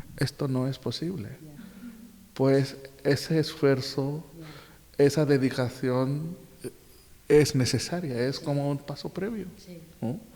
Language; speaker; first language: Spanish; non-native, fluent; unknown